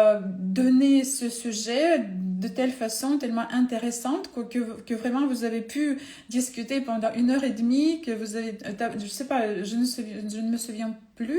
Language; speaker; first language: French; non-native, fluent; Ukrainian